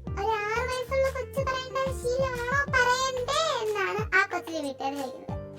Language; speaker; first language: Malayalam; early bilingual, heritage; Malayalam